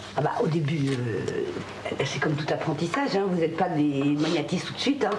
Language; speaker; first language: French; native; French